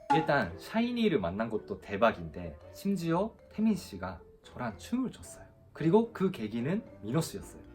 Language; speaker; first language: Korean; non-native, fluent; Japanese